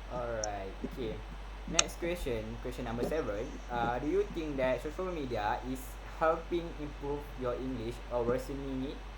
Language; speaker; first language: English; non-native, local second language; Malay